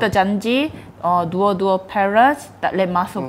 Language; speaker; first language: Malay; non-native, fluent; Korean